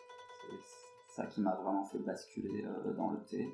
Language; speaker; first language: French; native; French